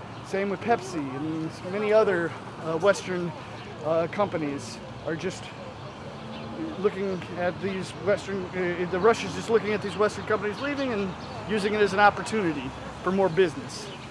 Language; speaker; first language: English; native; English